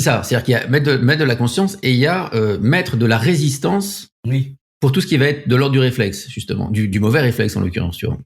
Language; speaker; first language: French; native; French